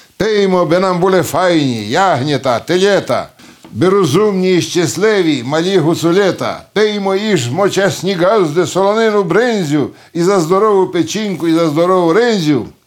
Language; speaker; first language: Ukrainian; early bilingual, heritage; Ukrainian